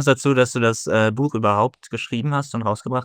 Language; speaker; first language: German; native; German